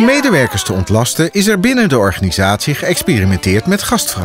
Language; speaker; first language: Dutch; native; Dutch